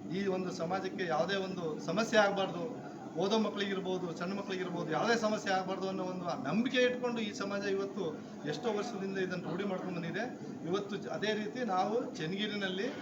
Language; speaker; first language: Kannada; non-native, local second language; Lambadi